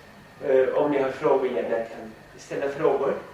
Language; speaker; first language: Swedish; non-native, fluent; Persian